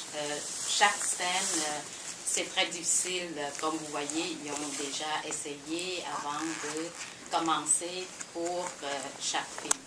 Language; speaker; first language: French; non-native, fluent; Khmer